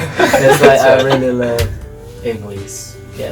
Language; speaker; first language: English; non-native, learner; Indonesian